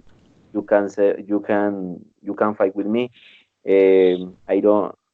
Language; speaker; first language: English; non-native, learner; Spanish